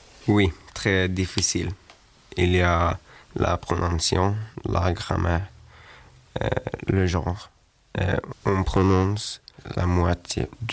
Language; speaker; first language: French; non-native, learner; Swedish